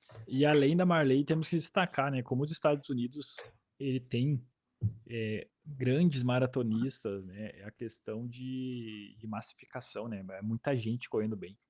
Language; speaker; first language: Portuguese; native; Portuguese